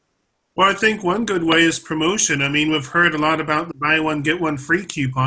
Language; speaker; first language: English; native; English